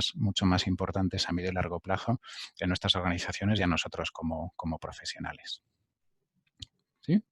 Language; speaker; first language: Spanish; native; Spanish